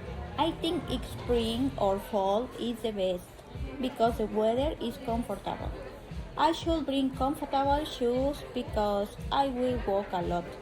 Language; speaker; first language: English; non-native, learner; Spanish